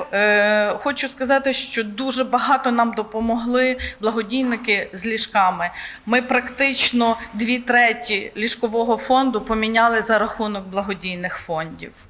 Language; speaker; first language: Ukrainian; native; Ukrainian